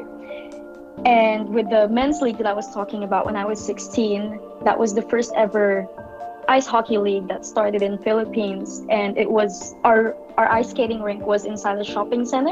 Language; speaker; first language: English; non-native, local second language; Filipino